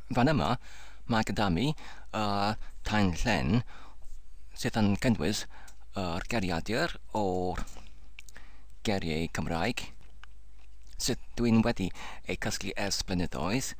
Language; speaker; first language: Welsh; non-native, learner; English